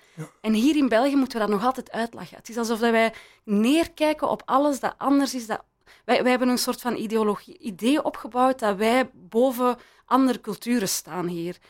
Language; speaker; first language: Dutch; early bilingual, other home language; Persian